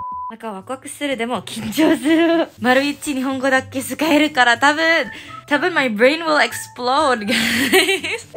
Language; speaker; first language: Japanese; non-native, learner; Indonesian